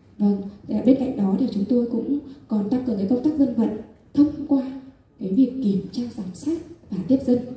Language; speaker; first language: Vietnamese; non-native, local second language; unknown